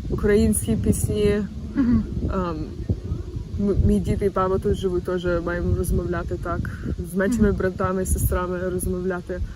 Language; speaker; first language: Ukrainian; early bilingual, other home language; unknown